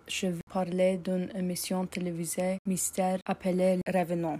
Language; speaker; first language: French; non-native, learner; English